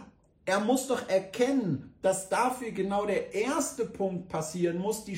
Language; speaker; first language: German; native; German